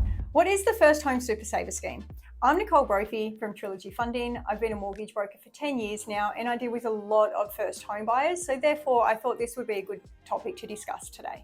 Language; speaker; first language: English; native; English